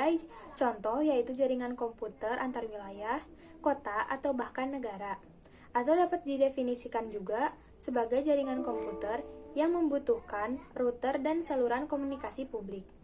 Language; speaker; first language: Indonesian; native; Indonesian